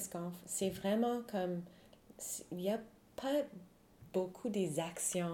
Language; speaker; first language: French; non-native, fluent; English